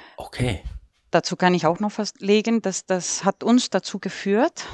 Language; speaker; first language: German; non-native, fluent; Estonian